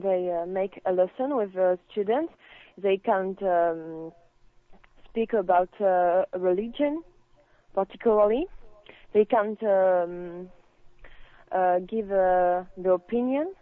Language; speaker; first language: English; non-native, learner; French